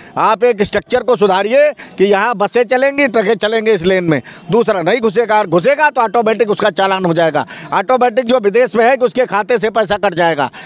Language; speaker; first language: Hindi; native; Hindi